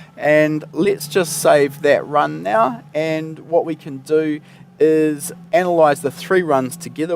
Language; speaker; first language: English; native; English